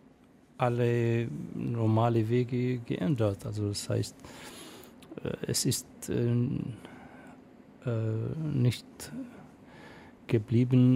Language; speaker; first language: German; non-native, fluent; Arabic